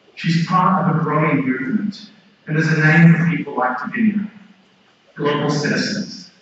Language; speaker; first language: English; native; English